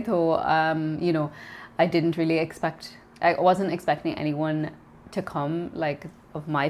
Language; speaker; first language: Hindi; non-native, learner; English